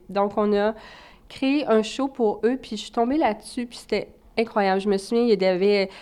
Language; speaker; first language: French; native; French